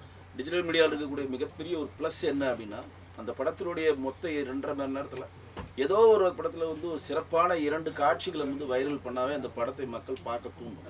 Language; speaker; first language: Tamil; native; Tamil